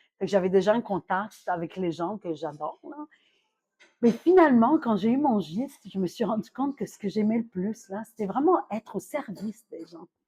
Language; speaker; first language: French; non-native, fluent; Arabic